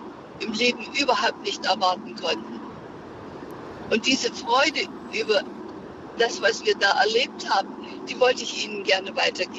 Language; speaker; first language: German; native; German